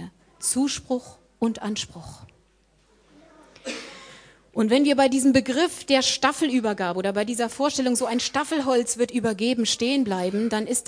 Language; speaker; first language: German; native; German